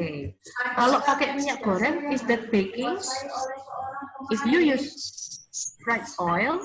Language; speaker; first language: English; non-native, fluent; Indonesian